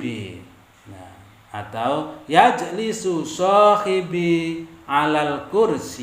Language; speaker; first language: Arabic; non-native, fluent; Javanese